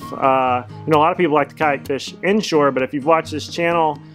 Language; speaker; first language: English; native; English